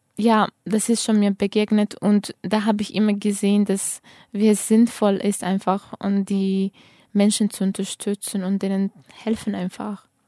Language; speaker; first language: German; non-native, fluent; Tajik